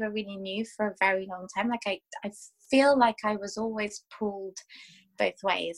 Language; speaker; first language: English; native; English